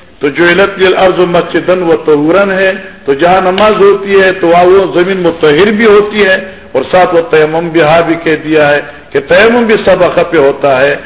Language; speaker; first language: Urdu; non-native, local second language; Northern Hindko